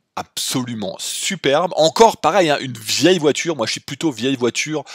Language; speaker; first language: French; native; French